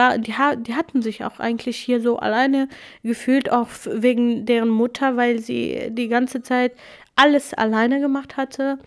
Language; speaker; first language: German; non-native, fluent; Kurdish